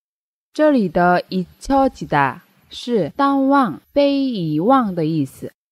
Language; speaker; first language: Chinese; non-native, fluent; Korean